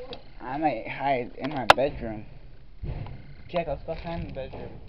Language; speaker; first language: English; native; English